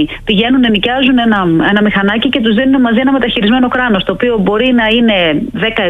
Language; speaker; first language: Greek; native; Greek